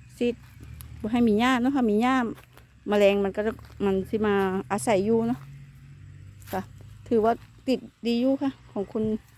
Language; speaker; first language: Thai; native; Thai